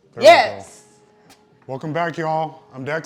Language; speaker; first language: English; native; English